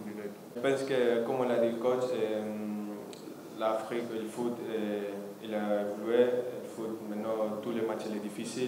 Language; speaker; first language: French; non-native, fluent; Spanish